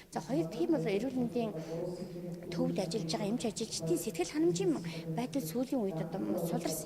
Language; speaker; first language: Mongolian; native; Mongolian